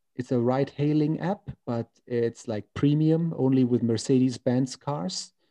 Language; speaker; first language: English; non-native, fluent; German